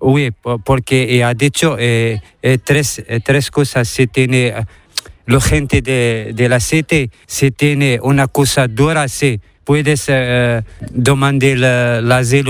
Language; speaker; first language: Spanish; non-native, learner; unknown